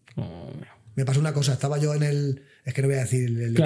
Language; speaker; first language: Spanish; native; Spanish